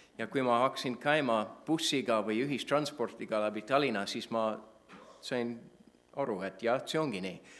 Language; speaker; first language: Estonian; non-native, fluent; English